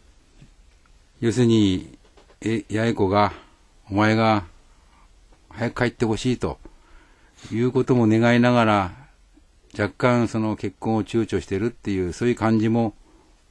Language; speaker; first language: Japanese; native; Japanese